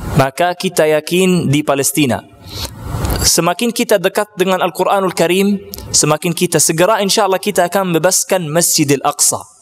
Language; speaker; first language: Malay; non-native, fluent; Arabic